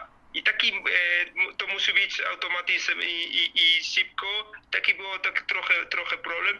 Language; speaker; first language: Polish; non-native, learner; Spanish